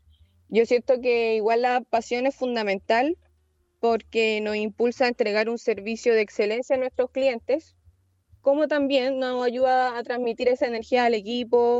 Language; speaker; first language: Spanish; native; Spanish